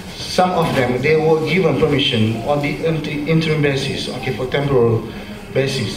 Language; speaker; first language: English; non-native, local second language; Malay